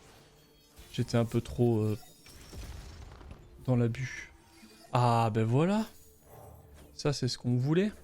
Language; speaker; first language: French; native; French